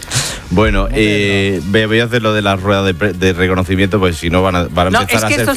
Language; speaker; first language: Spanish; native; Spanish